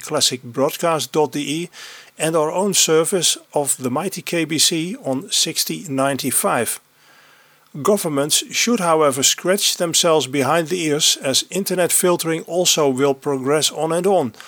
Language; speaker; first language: English; non-native, fluent; Dutch